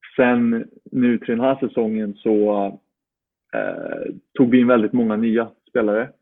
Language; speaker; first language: Swedish; native; Swedish